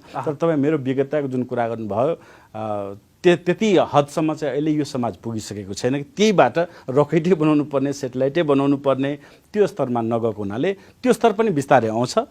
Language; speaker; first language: Nepali; non-native, local second language; Maithili